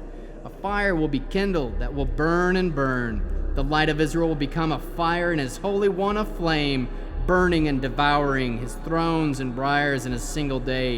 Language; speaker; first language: English; native; English